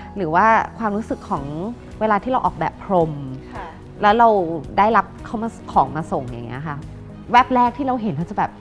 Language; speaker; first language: Thai; native; Thai